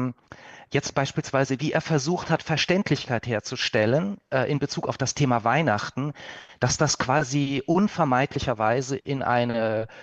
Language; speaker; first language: German; native; German